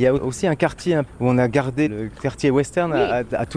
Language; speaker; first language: French; native; French